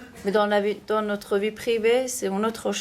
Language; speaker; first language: French; non-native, fluent; Persian